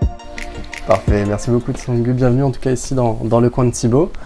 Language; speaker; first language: French; native; French